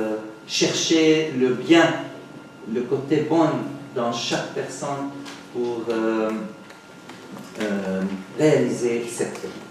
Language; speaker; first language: French; non-native, fluent; Arabic